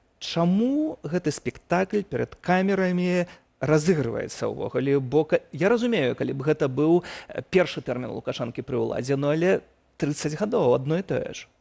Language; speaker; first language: Belarusian; native; Belarusian